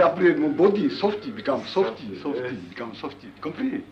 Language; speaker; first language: English; non-native, learner; Japanese